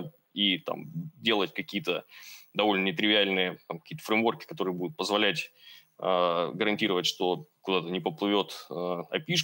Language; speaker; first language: Russian; native; Russian